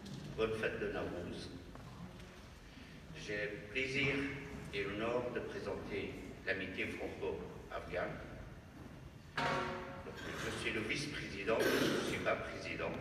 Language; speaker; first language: French; non-native, fluent; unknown